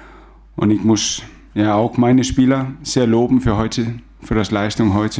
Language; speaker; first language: German; non-native, fluent; Danish